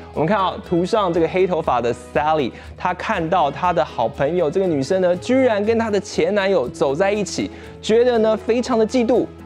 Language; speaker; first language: Chinese; native; Chinese